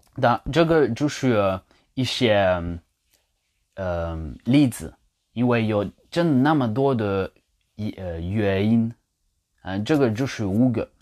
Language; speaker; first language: Chinese; non-native, learner; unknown